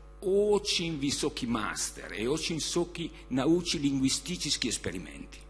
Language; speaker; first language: Russian; non-native, learner; Italian